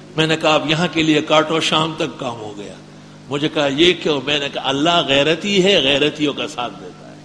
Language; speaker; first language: Urdu; non-native, local second language; Pashto